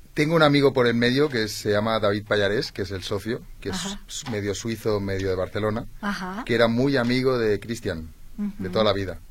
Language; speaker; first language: Spanish; native; Spanish